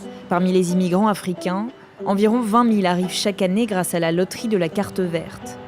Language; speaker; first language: French; native; French